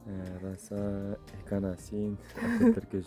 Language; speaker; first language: Indonesian; non-native, learner; Turkish